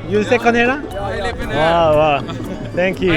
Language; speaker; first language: English; non-native, learner; Korean